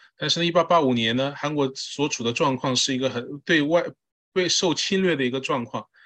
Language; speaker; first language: Chinese; early bilingual, heritage; Chinese